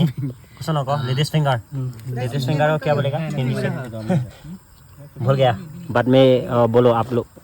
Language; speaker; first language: Hindi; non-native, local second language; Karbi